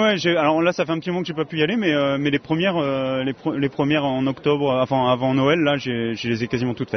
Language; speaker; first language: French; native; French